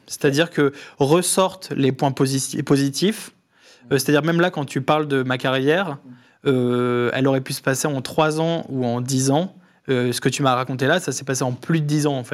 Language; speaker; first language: French; native; French